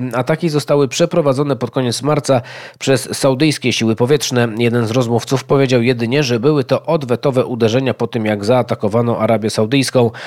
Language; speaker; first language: Polish; native; Polish